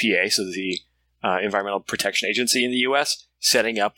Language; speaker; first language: English; native; English